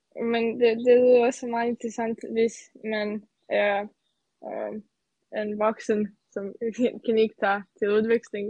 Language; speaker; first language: Danish; non-native, fluent; Serbian